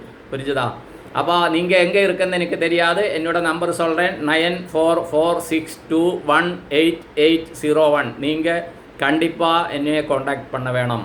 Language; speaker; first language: Tamil; non-native, learner; Malayalam